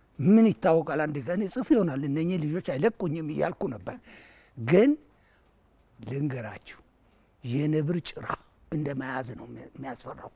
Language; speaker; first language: Amharic; non-native, local second language; Wolaytta